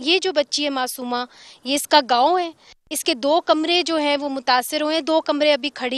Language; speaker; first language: Urdu; native; Urdu